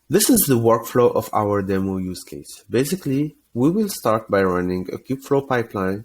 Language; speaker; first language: English; non-native, fluent; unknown